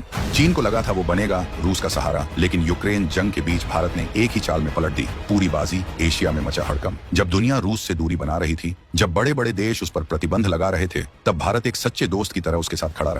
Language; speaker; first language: Hindi; native; Hindi